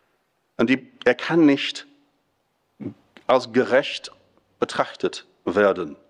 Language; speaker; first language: German; non-native, fluent; English